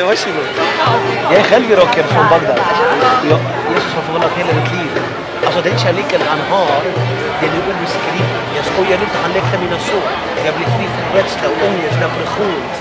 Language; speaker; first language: Swedish; non-native, fluent; Arabic